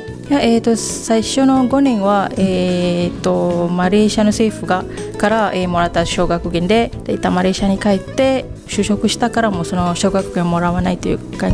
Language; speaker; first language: Japanese; non-native, fluent; Malay